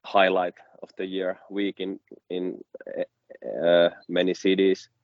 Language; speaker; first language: English; non-native, fluent; Finnish